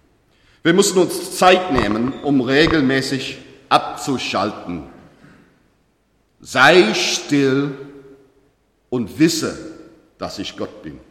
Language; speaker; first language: German; non-native, learner; English